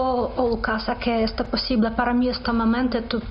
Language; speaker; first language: Spanish; non-native, learner; Ukrainian